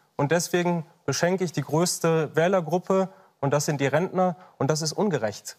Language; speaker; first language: German; native; German